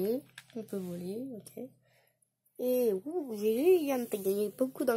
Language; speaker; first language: French; native; French